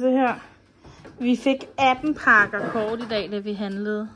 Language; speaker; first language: Danish; native; Danish